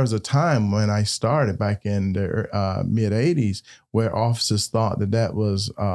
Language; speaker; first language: English; native; English